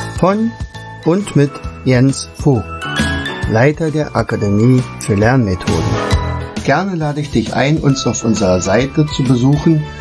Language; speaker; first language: German; native; German